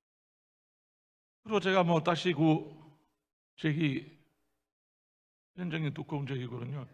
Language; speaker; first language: Korean; non-native, fluent; Italian